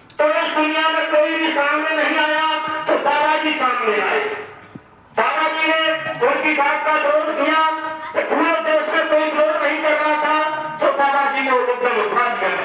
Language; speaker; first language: Hindi; native; Hindi